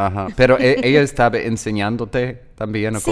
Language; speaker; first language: Spanish; non-native, learner; English